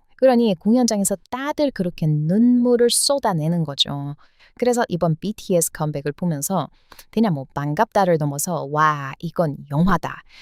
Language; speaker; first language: Korean; non-native, fluent; English